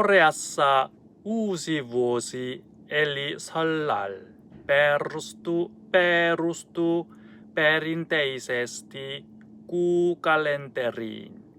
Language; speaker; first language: Finnish; non-native, learner; Korean